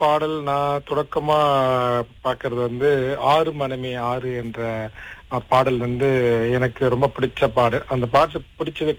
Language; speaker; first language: Tamil; early bilingual, heritage; Tamil